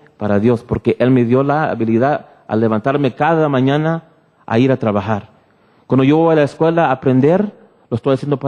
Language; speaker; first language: Spanish; early bilingual, heritage; Spanish